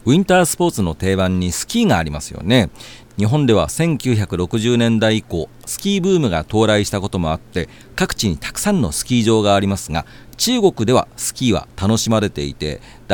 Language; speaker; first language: Japanese; native; Japanese